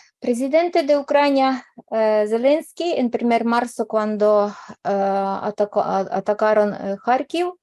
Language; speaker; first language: Spanish; non-native, fluent; Ukrainian